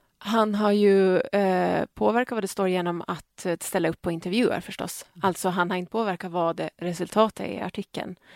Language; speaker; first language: Swedish; native; Swedish